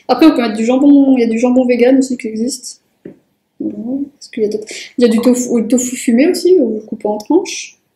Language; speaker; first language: French; native; French